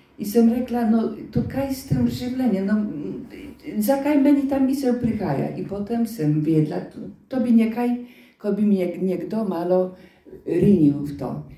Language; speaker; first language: Slovenian; non-native, fluent; Polish